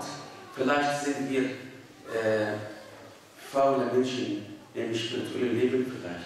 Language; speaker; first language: German; non-native, fluent; Arabic